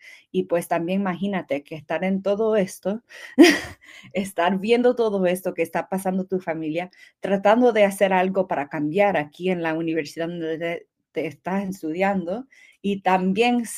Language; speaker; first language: Spanish; early bilingual, heritage; English